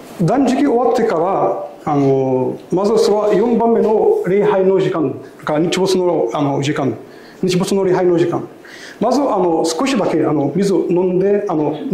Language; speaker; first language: Japanese; non-native, learner; Arabic